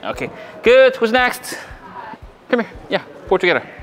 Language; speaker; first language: English; non-native, learner; Korean